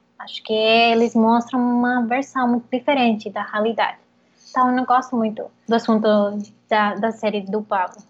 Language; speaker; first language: Portuguese; non-native, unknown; Spanish